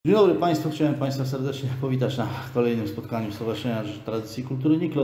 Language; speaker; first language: Polish; native; Polish